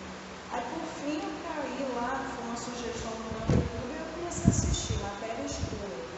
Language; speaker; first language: Portuguese; native; Portuguese